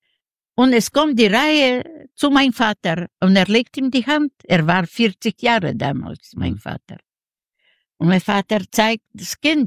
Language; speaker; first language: German; non-native, learner; Yiddish